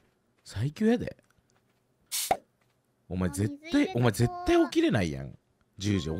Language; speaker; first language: Japanese; native; Japanese